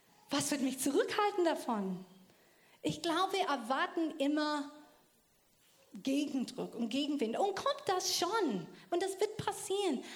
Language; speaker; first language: German; non-native, fluent; English